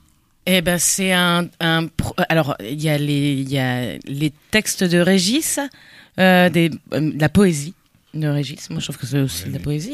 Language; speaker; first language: French; native; French